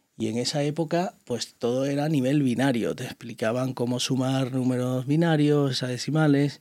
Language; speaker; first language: Spanish; native; Spanish